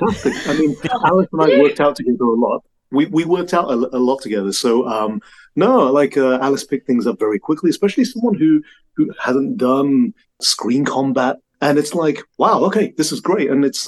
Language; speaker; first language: English; native; English